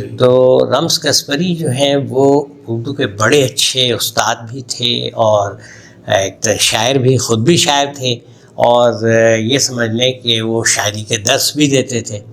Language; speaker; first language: Urdu; native; Urdu